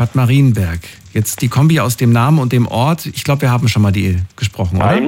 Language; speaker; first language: German; native; German